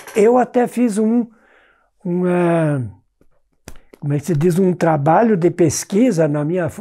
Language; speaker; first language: Portuguese; non-native, local second language; German